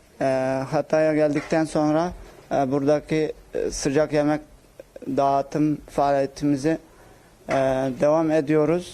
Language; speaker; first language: Turkish; non-native, local second language; Uyghur